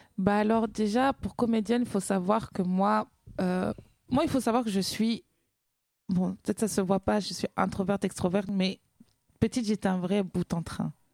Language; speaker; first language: French; native; French